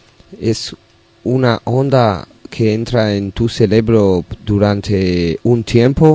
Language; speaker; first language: Spanish; non-native, learner; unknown